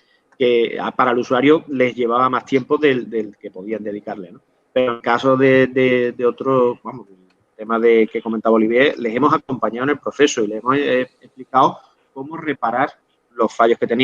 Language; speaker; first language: Spanish; native; Spanish